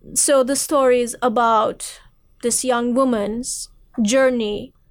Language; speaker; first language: English; non-native, fluent; Turkish